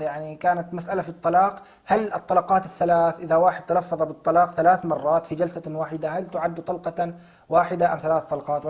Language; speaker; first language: Arabic; native; Arabic